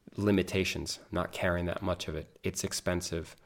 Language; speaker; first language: English; native; English